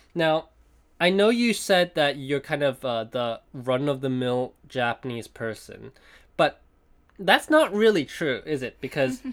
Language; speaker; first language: English; non-native, local second language; Cantonese